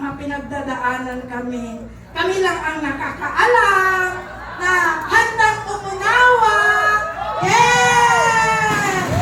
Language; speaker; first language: Filipino; non-native, local second language; Cebuano